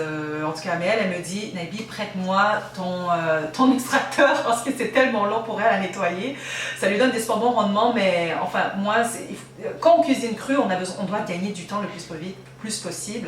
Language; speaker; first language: French; native; French